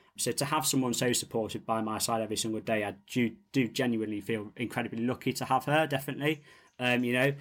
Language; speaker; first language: English; native; English